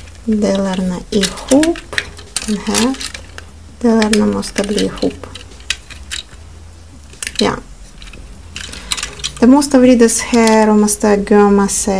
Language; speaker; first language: Swedish; non-native, learner; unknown